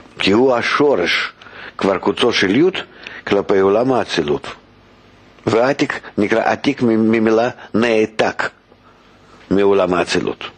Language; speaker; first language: Hebrew; non-native, fluent; Russian